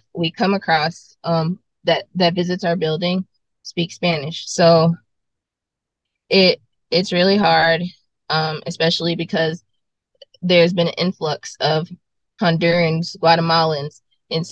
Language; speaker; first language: English; native; English